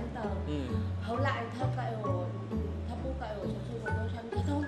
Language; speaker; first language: Chinese; non-native, learner; Vietnamese